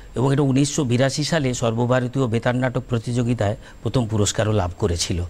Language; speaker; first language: Bangla; native; Bangla